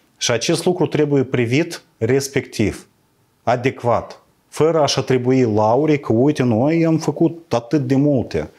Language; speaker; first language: Romanian; native; Romanian